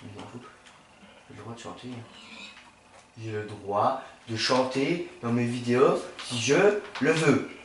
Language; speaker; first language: French; native; French